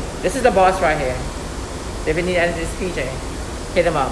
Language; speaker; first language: English; native; English